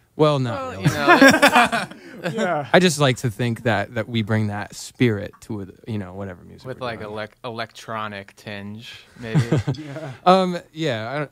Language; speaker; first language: English; native; English